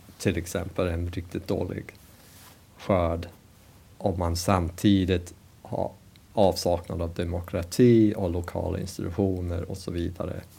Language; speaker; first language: Swedish; non-native, fluent; English